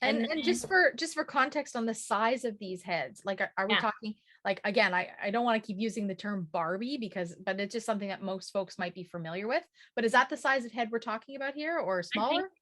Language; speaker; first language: English; native; English